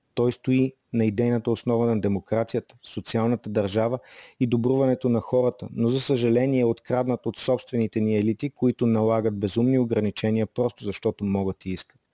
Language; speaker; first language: Bulgarian; native; Bulgarian